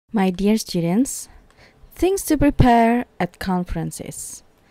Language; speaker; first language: English; non-native, fluent; Indonesian